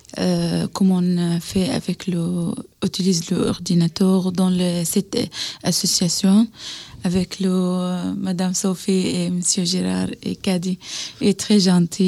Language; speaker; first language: French; non-native, learner; Arabic